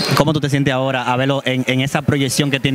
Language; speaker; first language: Spanish; native; Spanish